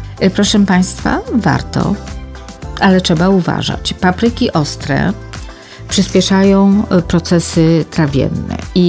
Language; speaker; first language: Polish; native; Polish